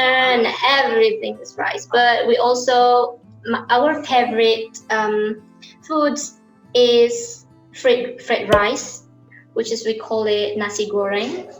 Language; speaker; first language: English; non-native, learner; Indonesian